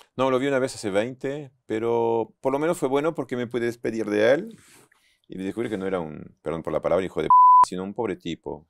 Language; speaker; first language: Spanish; non-native, fluent; French